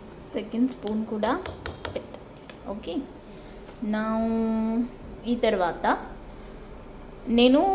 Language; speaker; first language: Telugu; non-native, learner; Marathi